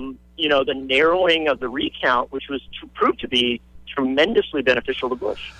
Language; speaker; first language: English; native; English